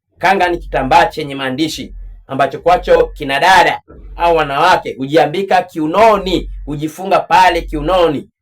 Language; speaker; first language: Swahili; non-native, local second language; Luyia